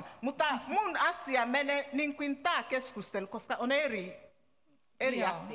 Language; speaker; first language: Finnish; non-native, learner; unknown